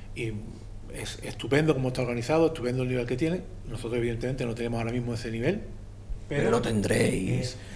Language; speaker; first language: Spanish; native; Spanish